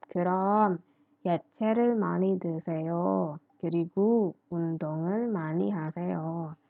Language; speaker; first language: Korean; non-native, fluent; Indonesian